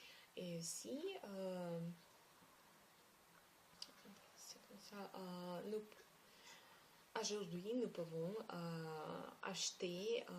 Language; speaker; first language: French; non-native, learner; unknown